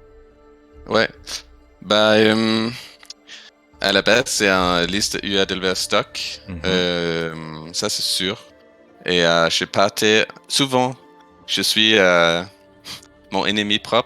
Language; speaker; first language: French; non-native, fluent; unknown